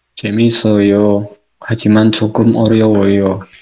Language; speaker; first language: Korean; non-native, learner; Indonesian